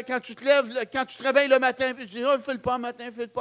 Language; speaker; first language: French; native; French